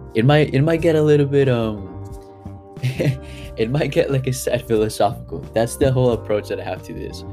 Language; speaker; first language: English; early bilingual, other home language; Spanish